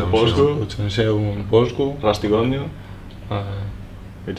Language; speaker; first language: Polish; non-native, learner; Spanish